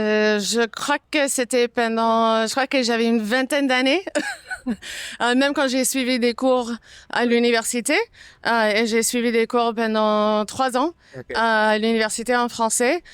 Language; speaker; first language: French; non-native, fluent; English